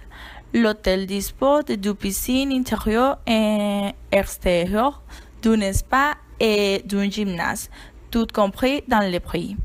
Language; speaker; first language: French; non-native, learner; Spanish